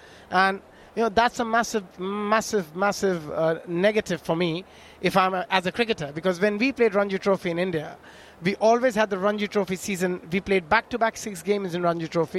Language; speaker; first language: English; non-native, local second language; Bangla